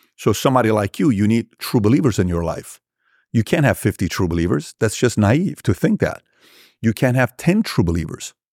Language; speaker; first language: English; early bilingual, other home language; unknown